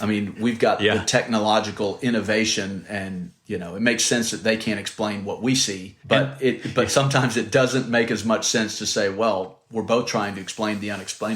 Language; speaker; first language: English; native; English